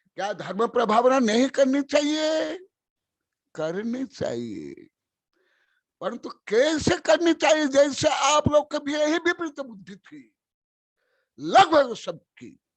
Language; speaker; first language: Hindi; non-native, local second language; Odia